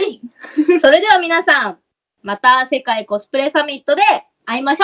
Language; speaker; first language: Japanese; native; Japanese